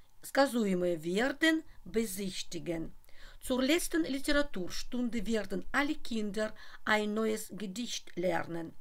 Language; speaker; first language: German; non-native, fluent; Russian